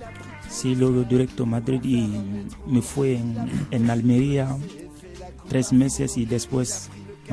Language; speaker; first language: Spanish; non-native, learner; Arabic